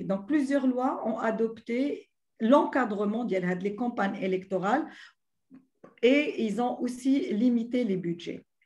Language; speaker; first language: French; non-native, local second language; Arabic